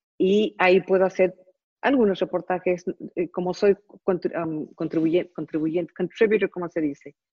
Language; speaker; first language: Spanish; early bilingual, heritage; Spanish